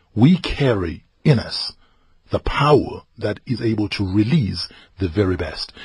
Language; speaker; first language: English; non-native, local second language; Zulu